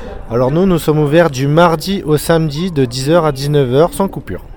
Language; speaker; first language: French; native; French